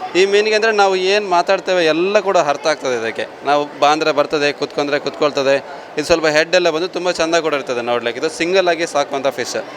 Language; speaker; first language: Kannada; non-native, local second language; Tulu